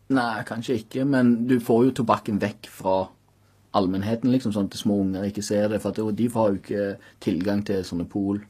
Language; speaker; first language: Norwegian; native; Norwegian